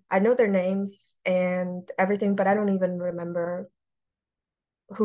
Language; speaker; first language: English; early bilingual, other home language; Russian